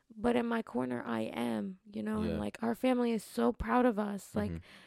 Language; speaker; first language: English; early bilingual, other home language; Spanish